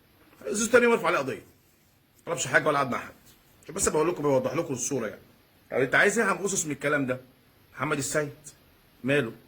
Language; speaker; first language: Arabic; native; Arabic